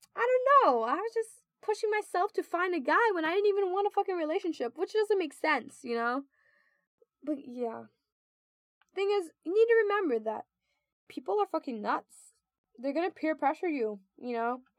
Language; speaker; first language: English; non-native, local second language; Filipino